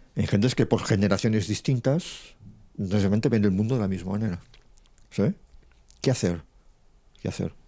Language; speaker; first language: Spanish; non-native, local second language; Catalan